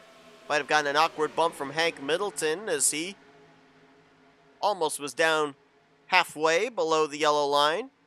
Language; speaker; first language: English; native; English